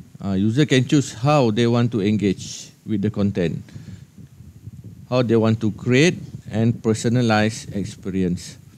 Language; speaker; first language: English; non-native, local second language; Malay